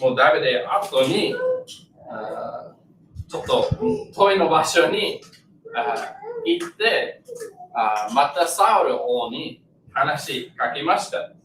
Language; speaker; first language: Japanese; non-native, learner; English